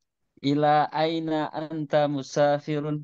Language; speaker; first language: Arabic; non-native, learner; Indonesian